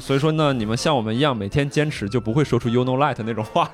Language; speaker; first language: Chinese; native; Chinese